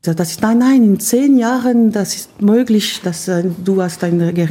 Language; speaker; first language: German; non-native, local second language; French